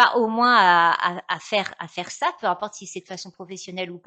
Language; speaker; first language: French; native; French